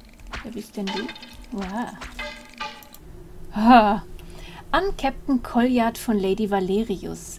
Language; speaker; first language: German; native; German